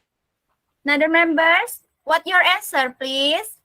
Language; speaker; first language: English; non-native, learner; Indonesian